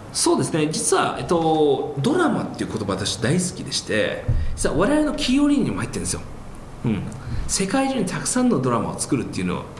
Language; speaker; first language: Japanese; early bilingual, heritage; Japanese